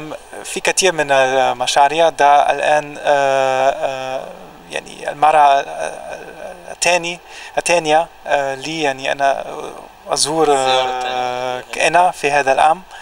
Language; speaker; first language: Arabic; non-native, fluent; German